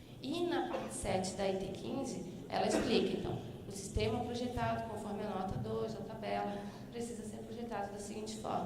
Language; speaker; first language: Portuguese; native; Portuguese